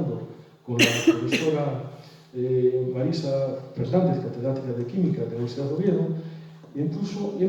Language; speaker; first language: Spanish; native; Spanish